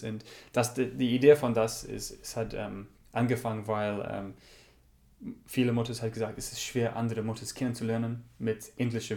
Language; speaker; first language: German; non-native, learner; English